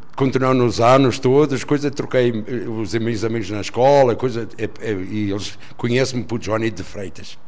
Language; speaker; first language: Portuguese; native; Portuguese